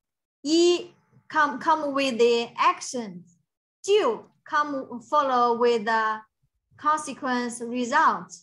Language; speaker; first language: English; non-native, learner; Chinese